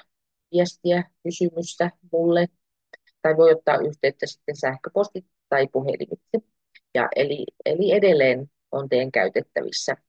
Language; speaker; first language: Finnish; native; Finnish